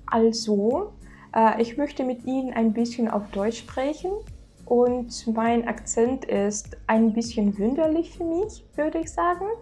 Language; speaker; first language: German; non-native, fluent; Russian